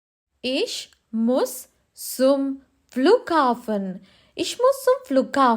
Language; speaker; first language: German; non-native, learner; Sinhala